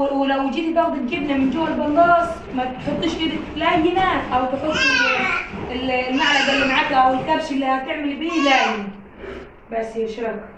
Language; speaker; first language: Arabic; native; Arabic